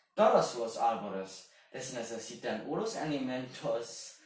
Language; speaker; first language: Spanish; non-native, learner; Chinese